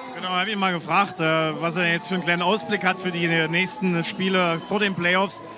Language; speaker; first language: German; native; German